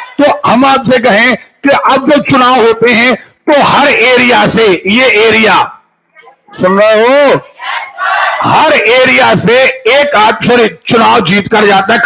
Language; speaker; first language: Hindi; native; Hindi